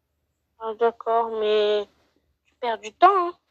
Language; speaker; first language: French; native; French